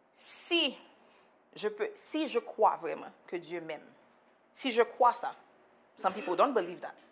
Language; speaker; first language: French; non-native, local second language; Haitian Creole